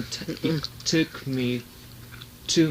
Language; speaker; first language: English; non-native, learner; Japanese